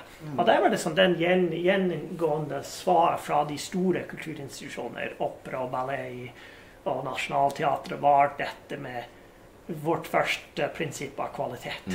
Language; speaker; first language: Norwegian; non-native, fluent; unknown